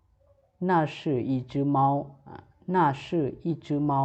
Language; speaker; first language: Chinese; non-native, fluent; Lao